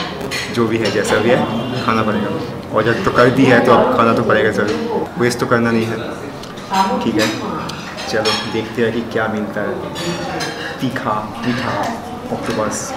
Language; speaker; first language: Hindi; non-native, local second language; Bangla